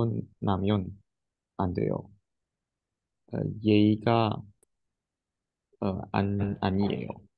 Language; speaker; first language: Korean; non-native, learner; Japanese